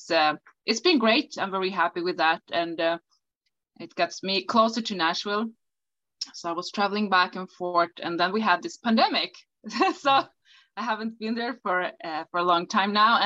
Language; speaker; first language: English; non-native, fluent; Swedish